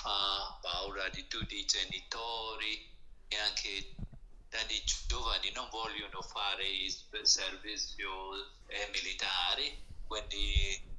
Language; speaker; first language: Italian; non-native, learner; Burmese